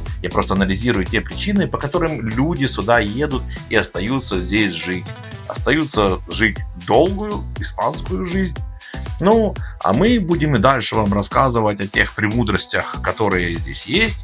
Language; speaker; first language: Russian; native; Russian